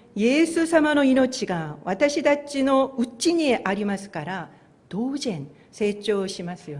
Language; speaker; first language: Japanese; non-native, fluent; Korean